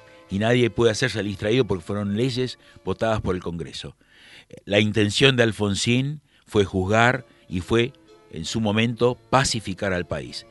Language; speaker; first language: Spanish; native; Spanish